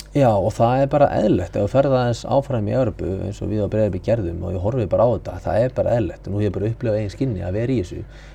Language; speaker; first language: Icelandic; native; Icelandic